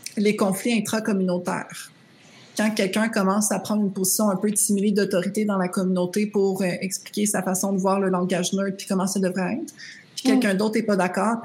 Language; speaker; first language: French; native; French